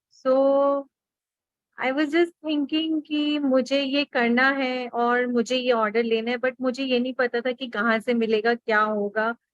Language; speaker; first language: Hindi; non-native, local second language; Assamese